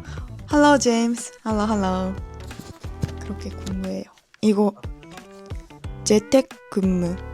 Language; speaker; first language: Korean; non-native, learner; Japanese